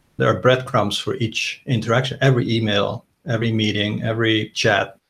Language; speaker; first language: English; non-native, fluent; Dutch